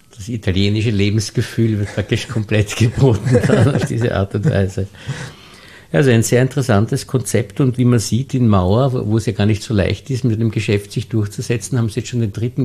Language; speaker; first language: German; native; German